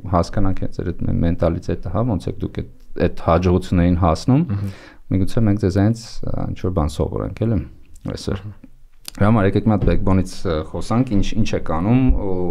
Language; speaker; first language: Armenian; native; Armenian